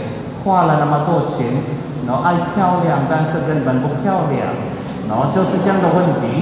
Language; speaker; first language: Chinese; non-native, fluent; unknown